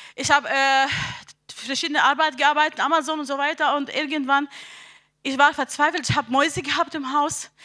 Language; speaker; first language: German; non-native, learner; Arabic